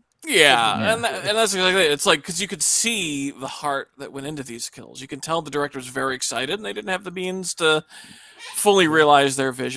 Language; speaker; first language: English; native; English